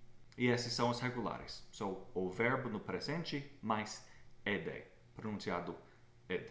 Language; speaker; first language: Portuguese; non-native, fluent; English